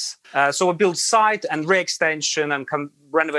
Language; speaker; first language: English; non-native, fluent; Latvian